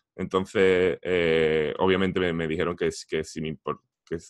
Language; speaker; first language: Spanish; native; Spanish